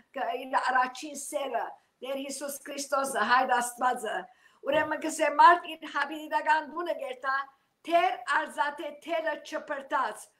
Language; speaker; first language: Armenian; early bilingual, heritage; Armenian